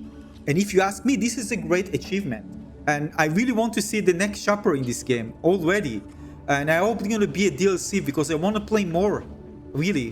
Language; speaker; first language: English; non-native, fluent; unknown